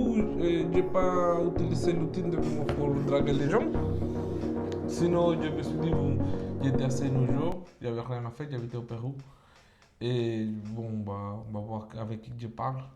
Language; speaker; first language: French; non-native, fluent; Spanish